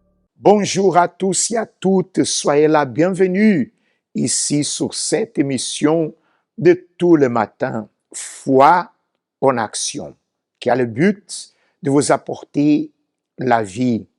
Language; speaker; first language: French; non-native, fluent; Portuguese